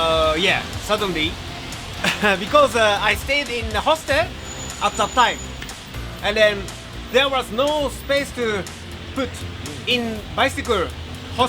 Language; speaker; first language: English; non-native, learner; Japanese